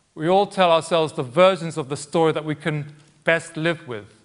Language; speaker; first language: English; native; English